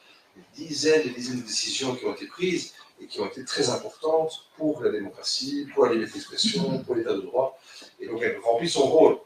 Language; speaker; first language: French; native; French